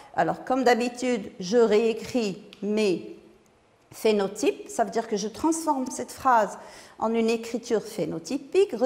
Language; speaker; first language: French; non-native, local second language; Arabic